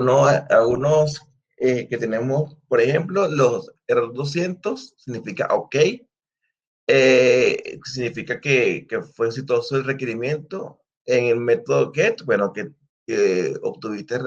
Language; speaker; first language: Spanish; native; Spanish